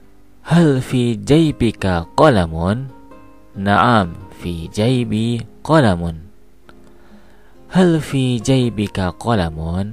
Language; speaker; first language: Arabic; non-native, fluent; Indonesian